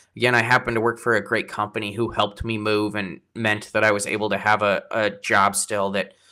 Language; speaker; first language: English; native; English